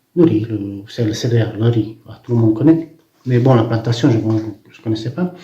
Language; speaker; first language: French; non-native, fluent; Romanian